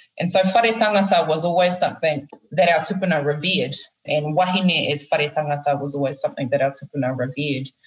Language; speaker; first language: English; native; English